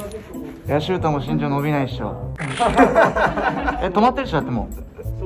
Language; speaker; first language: Japanese; native; Japanese